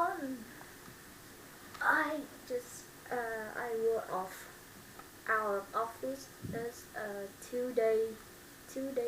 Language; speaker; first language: English; non-native, learner; Vietnamese